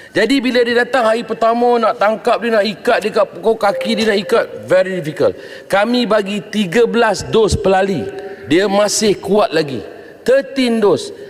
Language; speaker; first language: Malay; native; Malay